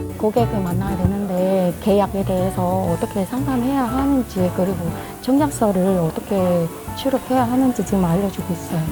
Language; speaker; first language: Korean; non-native, fluent; Vietnamese